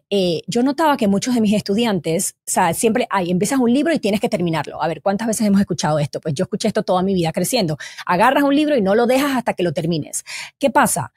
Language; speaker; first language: Spanish; native; Spanish